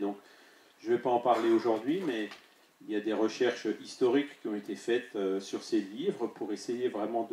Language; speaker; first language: French; native; French